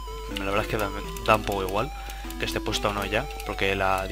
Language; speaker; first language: Spanish; native; Spanish